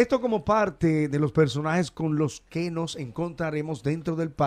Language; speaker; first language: Spanish; native; Spanish